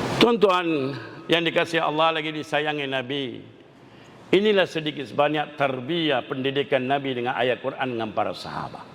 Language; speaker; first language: Malay; non-native, local second language; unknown